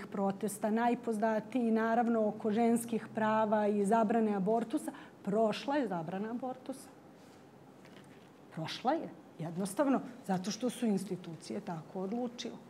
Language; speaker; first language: Bosnian; native; Bosnian